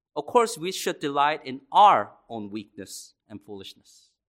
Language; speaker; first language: English; native; English